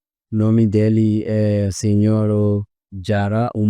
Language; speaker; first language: Portuguese; non-native, fluent; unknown